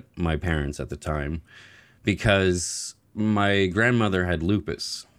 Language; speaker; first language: English; native; English